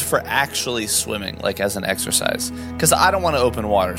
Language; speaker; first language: English; native; English